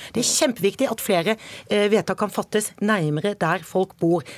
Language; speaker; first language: Norwegian; native; Norwegian